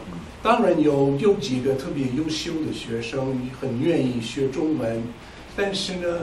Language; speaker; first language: Chinese; non-native, fluent; English